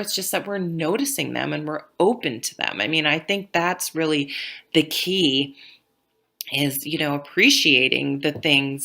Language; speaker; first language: English; native; English